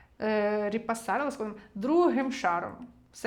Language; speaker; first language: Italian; non-native, fluent; Ukrainian